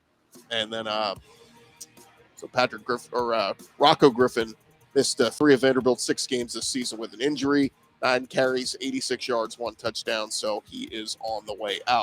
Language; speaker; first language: English; native; English